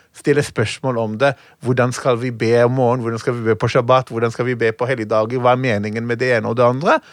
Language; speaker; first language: Norwegian; non-native, fluent; Hebrew